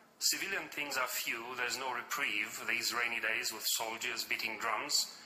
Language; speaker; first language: English; non-native, fluent; Romanian